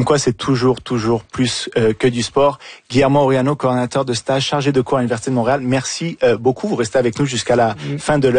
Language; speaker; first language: French; native; French